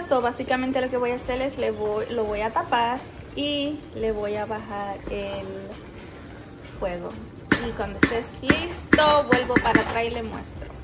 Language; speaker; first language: Spanish; early bilingual, heritage; Spanish